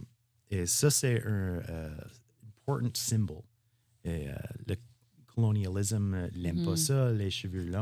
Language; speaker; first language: French; non-native, learner; English